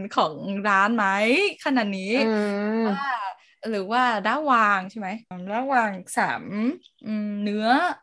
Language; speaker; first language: Thai; non-native, learner; Vietnamese